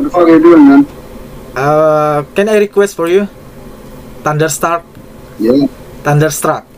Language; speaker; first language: English; non-native, fluent; Indonesian